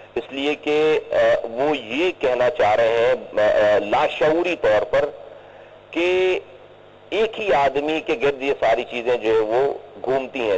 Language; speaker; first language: Urdu; native; Urdu